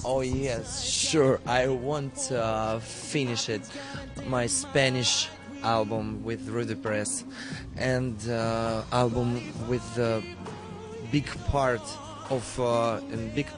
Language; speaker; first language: English; non-native, learner; Russian